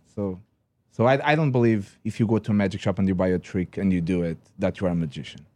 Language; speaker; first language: English; non-native, fluent; Portuguese